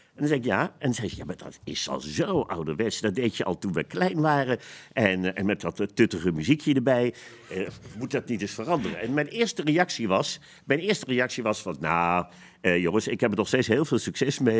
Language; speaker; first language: Dutch; native; Dutch